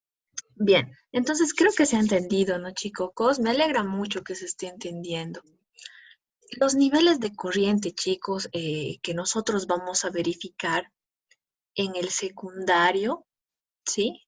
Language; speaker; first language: Spanish; native; Spanish